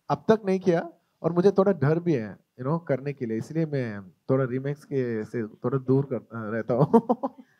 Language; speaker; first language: Hindi; non-native, local second language; Telugu